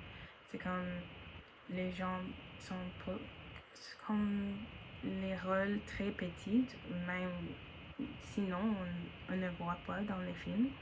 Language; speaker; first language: French; non-native, learner; English